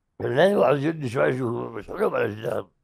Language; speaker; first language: Arabic; native; Arabic